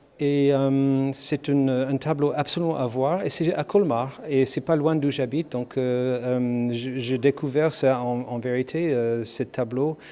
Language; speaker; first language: French; non-native, fluent; English